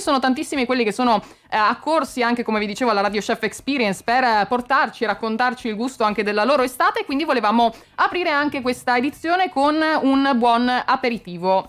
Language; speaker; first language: Italian; native; Italian